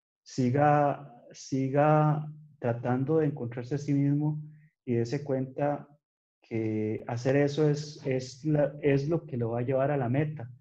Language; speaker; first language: Spanish; native; Spanish